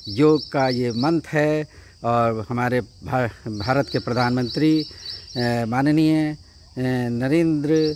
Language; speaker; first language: Hindi; native; Hindi